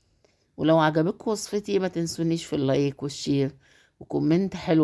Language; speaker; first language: Arabic; native; Arabic